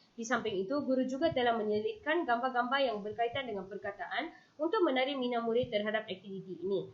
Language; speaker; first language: Malay; non-native, local second language; Tamil